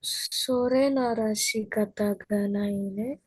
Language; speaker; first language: Japanese; non-native, learner; Indonesian